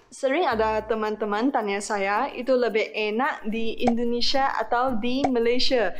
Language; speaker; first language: Malay; non-native, local second language; Chinese